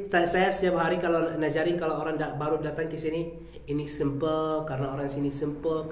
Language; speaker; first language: Indonesian; non-native, learner; Arabic